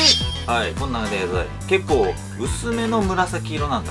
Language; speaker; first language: Japanese; native; Japanese